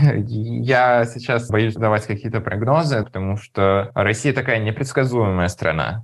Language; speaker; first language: Russian; early bilingual, other home language; Armenian